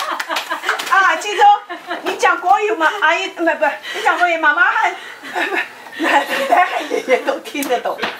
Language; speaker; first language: Chinese; native; Chinese